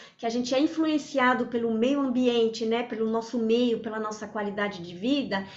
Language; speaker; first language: Portuguese; early bilingual, other home language; French